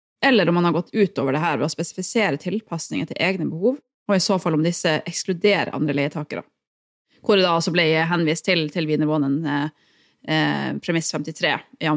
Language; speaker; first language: Norwegian; native; Norwegian